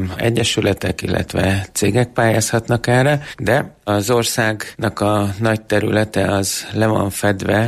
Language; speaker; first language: Hungarian; native; Hungarian